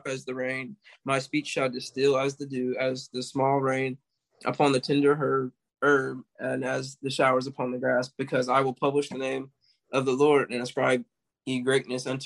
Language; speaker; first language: English; native; English